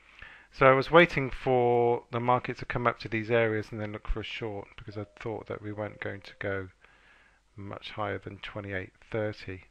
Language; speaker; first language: English; native; English